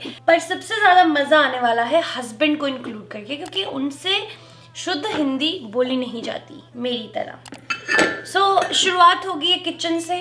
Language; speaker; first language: Hindi; native; Hindi